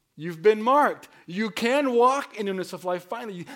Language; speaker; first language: English; non-native, fluent; Spanish